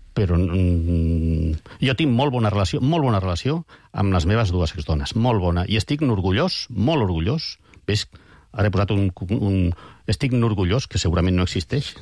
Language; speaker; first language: Catalan; non-native, local second language; Spanish